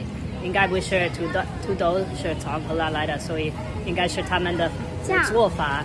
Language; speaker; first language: Chinese; non-native, fluent; English